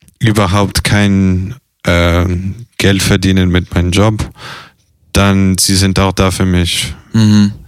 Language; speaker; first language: German; non-native, fluent; Italian